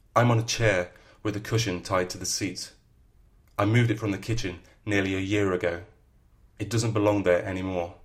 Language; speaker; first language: English; native; English